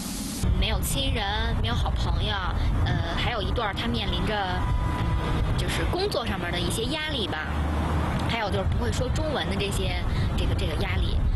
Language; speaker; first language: Chinese; native; Chinese